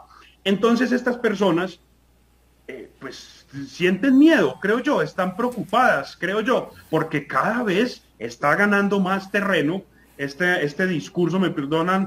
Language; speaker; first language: Spanish; native; Spanish